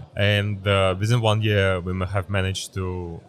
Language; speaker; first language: English; early bilingual, other home language; Uzbek